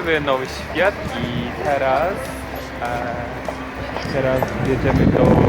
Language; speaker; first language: Polish; non-native, learner; Turkish